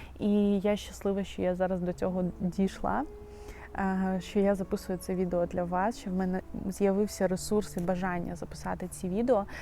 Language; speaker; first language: Ukrainian; non-native, local second language; Russian